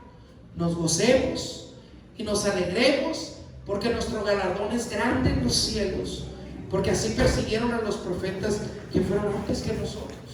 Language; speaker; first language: Spanish; native; Spanish